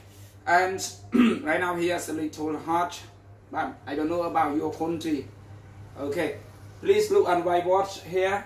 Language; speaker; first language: English; non-native, learner; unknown